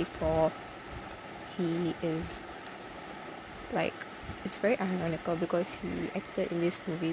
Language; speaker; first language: English; non-native, local second language; Tamil